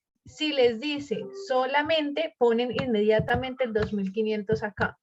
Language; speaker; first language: Spanish; native; Spanish